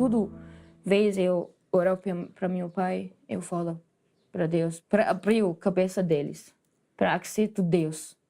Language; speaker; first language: Portuguese; non-native, learner; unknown